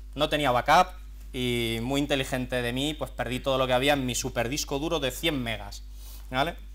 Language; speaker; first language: Spanish; native; Spanish